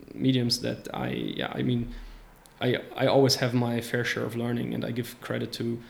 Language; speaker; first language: English; non-native, fluent; German